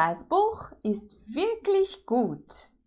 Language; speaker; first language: German; non-native, fluent; Portuguese